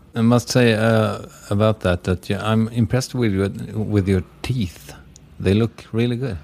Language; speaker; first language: English; non-native, fluent; Swedish